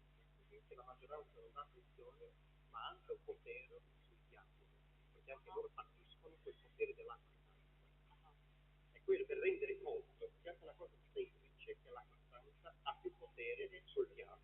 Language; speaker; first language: Italian; non-native, fluent; Portuguese